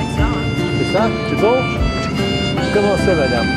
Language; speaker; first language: French; native; French